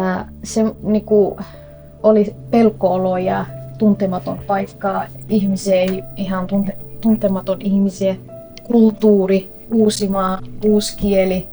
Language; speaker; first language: Finnish; non-native, fluent; Somali